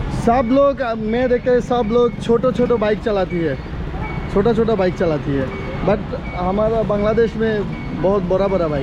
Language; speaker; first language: Hindi; non-native, learner; Bangla